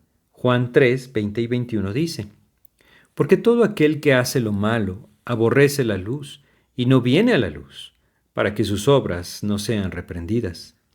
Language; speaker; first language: Spanish; native; Spanish